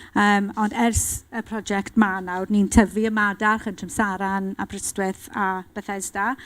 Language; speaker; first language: Welsh; non-native, local second language; English